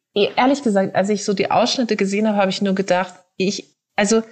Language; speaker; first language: German; native; German